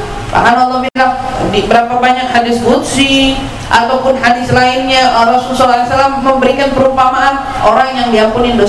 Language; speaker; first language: Indonesian; native; Indonesian